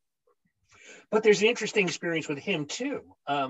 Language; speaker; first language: English; native; English